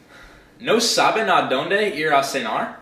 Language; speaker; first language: Spanish; non-native, learner; English